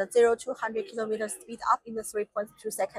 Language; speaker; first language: English; non-native, fluent; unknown